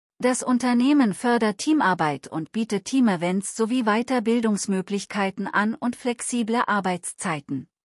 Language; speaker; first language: German; non-native, learner; Telugu